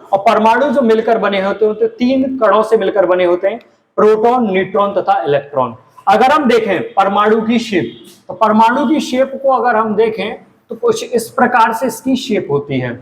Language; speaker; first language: Hindi; native; Hindi